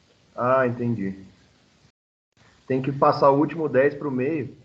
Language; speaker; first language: Portuguese; native; Portuguese